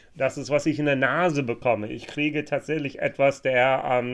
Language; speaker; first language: German; non-native, fluent; English